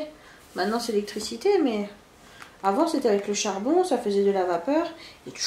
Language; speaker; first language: French; native; French